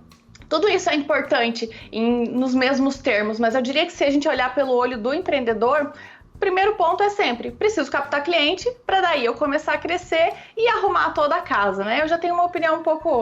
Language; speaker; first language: Portuguese; native; Portuguese